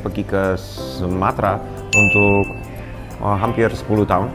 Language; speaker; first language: Indonesian; non-native, fluent; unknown